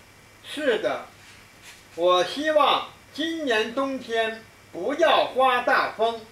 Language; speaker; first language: Chinese; non-native, learner; Spanish